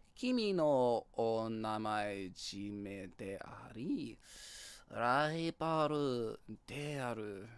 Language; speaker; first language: Japanese; non-native, learner; English